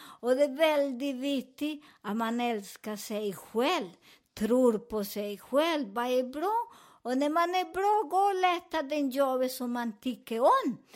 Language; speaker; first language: Swedish; non-native, fluent; Spanish